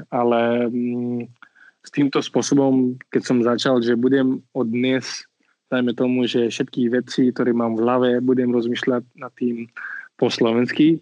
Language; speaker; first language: Slovak; non-native, fluent; Marathi